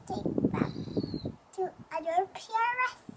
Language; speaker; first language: English; early bilingual, heritage; English